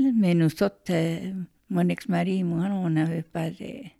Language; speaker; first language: French; non-native, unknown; Spanish